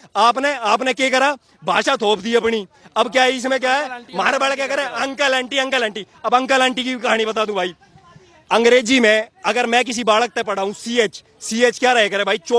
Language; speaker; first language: Hindi; native; Hindi